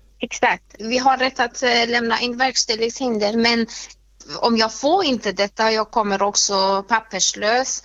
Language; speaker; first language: Swedish; non-native, fluent; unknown